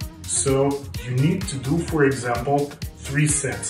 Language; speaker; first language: English; non-native, fluent; Russian